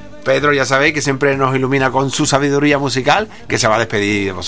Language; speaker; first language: Spanish; native; Spanish